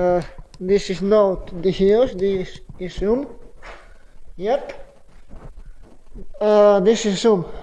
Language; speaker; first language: English; non-native, learner; Croatian